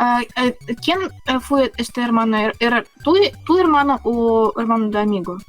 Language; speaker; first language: Spanish; non-native, fluent; Russian